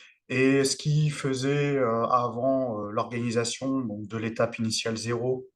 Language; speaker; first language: French; native; French